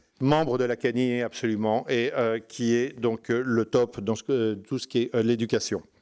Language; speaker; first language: French; native; French